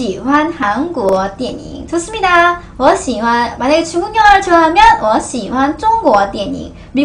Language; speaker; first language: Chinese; non-native, fluent; Korean